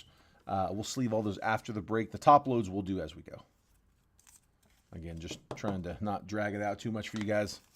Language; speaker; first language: English; native; English